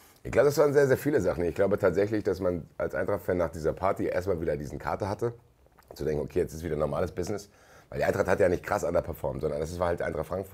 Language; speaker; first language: German; native; German